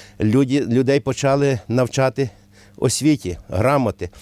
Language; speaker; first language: Ukrainian; native; Ukrainian